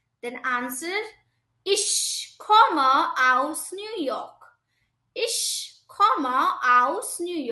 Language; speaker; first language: German; non-native, fluent; Hindi